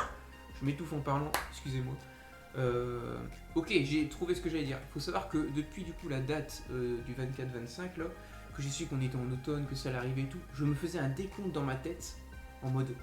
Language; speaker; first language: French; native; French